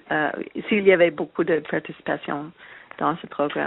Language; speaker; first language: French; non-native, learner; English